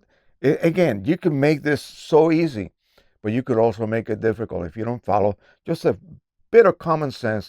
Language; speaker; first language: English; native; English